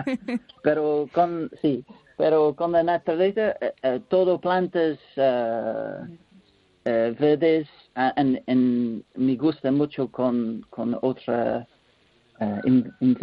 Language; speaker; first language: Spanish; non-native, learner; English